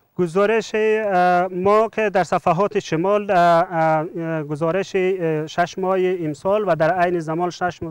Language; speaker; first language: Persian; native; Persian